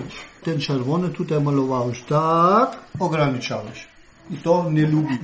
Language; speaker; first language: Polish; non-native, learner; German